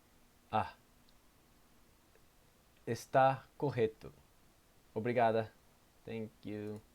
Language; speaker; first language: Portuguese; non-native, learner; English